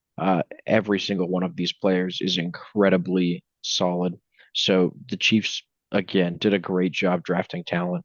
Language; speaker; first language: English; native; English